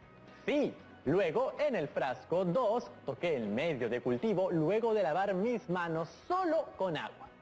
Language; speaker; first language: Spanish; native; Spanish